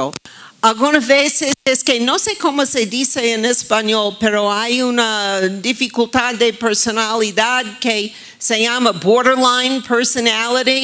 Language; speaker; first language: Spanish; non-native, fluent; English